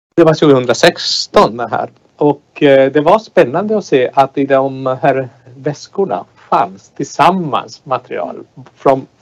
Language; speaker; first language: Swedish; non-native, fluent; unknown